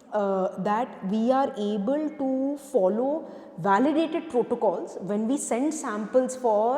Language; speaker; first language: English; non-native, local second language; Hindi